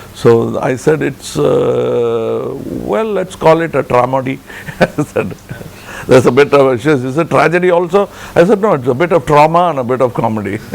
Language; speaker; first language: English; non-native, local second language; Tamil